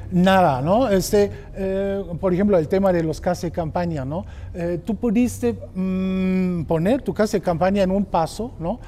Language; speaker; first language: Spanish; non-native, fluent; German